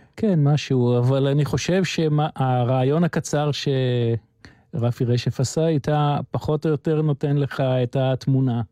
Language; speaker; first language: Hebrew; native; Hebrew